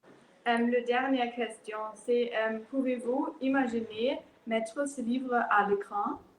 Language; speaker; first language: French; non-native, learner; German